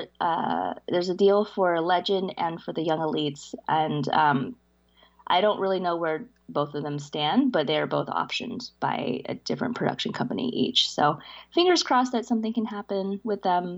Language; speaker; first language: English; early bilingual, other home language; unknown